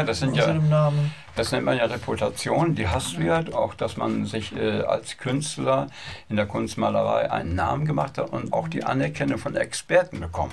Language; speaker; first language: German; native; German